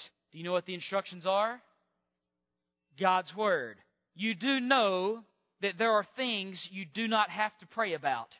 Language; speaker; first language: English; native; English